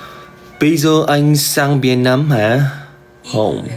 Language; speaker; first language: Vietnamese; non-native, learner; Korean